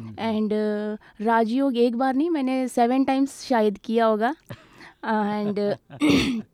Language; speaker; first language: Hindi; native; Hindi